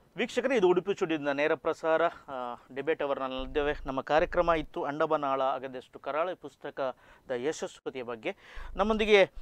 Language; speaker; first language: Kannada; native; Kannada